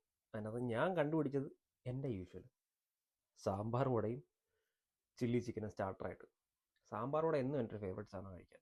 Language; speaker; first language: Malayalam; native; Malayalam